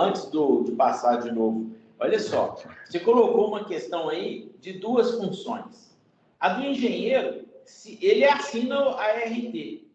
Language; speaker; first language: Portuguese; native; Portuguese